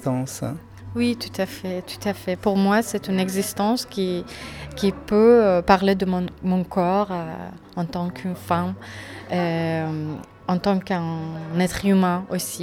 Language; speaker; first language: French; non-native, fluent; Persian